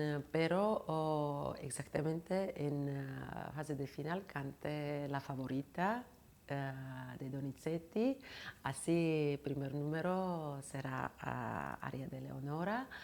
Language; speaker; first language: Spanish; non-native, fluent; Georgian